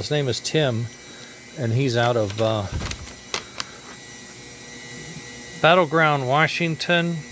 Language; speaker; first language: English; native; English